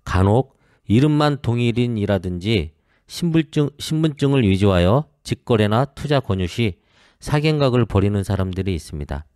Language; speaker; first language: Korean; native; Korean